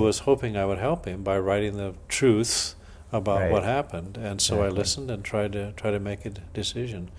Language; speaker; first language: English; native; English